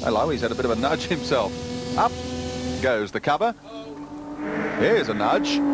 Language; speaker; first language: English; native; English